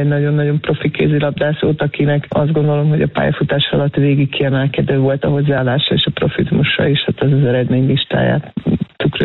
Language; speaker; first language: Hungarian; native; Hungarian